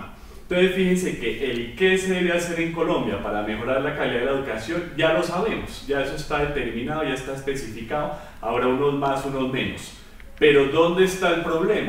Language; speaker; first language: Spanish; native; Spanish